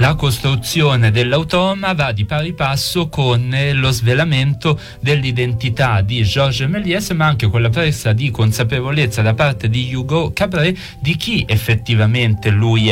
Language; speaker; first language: Italian; native; Italian